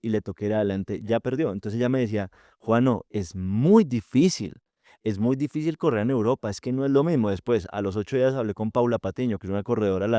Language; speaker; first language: Spanish; native; Spanish